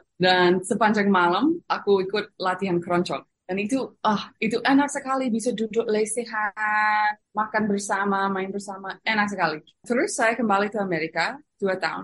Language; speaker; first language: Indonesian; non-native, fluent; English